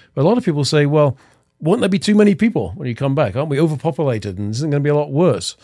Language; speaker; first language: English; native; English